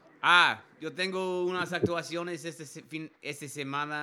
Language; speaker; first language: Spanish; non-native, learner; English